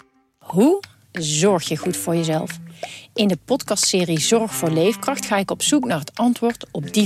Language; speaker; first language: Dutch; native; Dutch